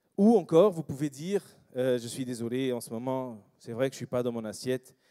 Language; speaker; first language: French; non-native, fluent; English